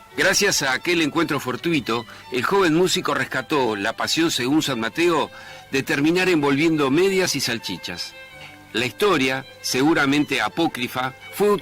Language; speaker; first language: Spanish; native; Spanish